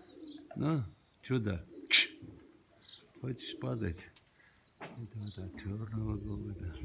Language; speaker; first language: Russian; native; Russian